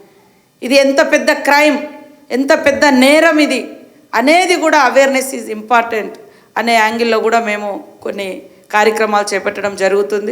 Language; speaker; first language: Telugu; native; Telugu